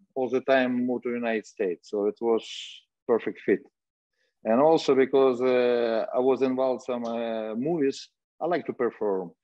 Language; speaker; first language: English; non-native, fluent; Russian